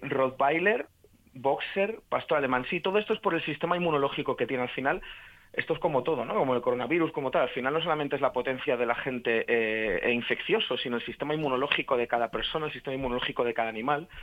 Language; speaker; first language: Spanish; native; Spanish